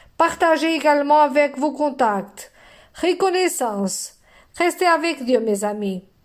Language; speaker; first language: French; non-native, fluent; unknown